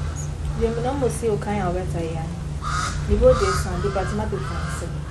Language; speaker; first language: French; non-native, learner; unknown